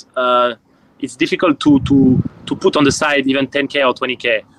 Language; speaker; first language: English; non-native, fluent; French